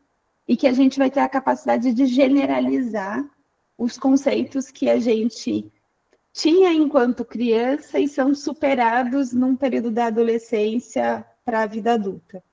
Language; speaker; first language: Portuguese; native; Portuguese